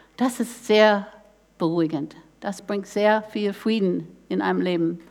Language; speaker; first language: German; non-native, fluent; English